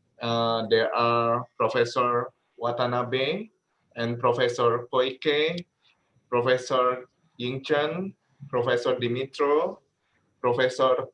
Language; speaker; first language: English; non-native, learner; Indonesian